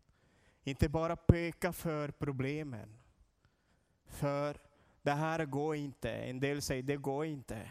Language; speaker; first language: Swedish; non-native, learner; Portuguese